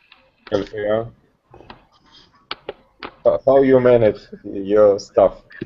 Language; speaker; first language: English; non-native, learner; Russian